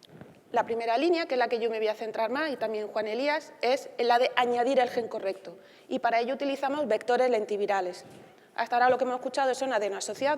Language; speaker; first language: Spanish; native; Spanish